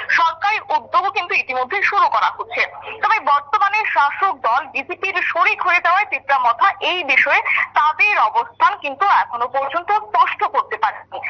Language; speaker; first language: Bangla; native; Bangla